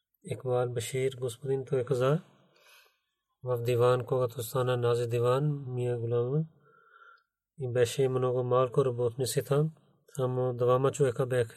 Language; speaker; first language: Bulgarian; non-native, learner; Urdu